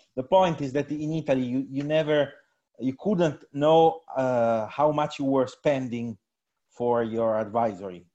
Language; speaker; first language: English; non-native, fluent; Italian